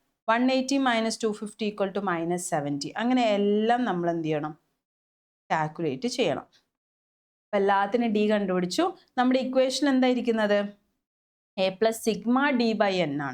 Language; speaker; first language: Malayalam; native; Malayalam